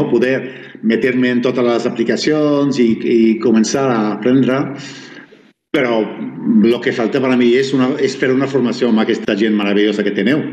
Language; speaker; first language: Catalan; non-native, fluent; Spanish